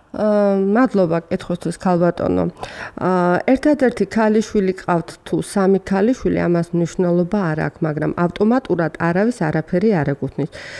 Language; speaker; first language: Georgian; native; Georgian